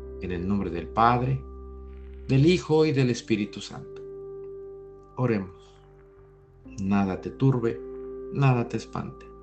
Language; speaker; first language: Spanish; native; Spanish